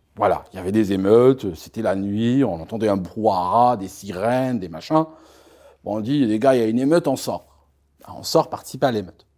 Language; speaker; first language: French; non-native, local second language; Arabic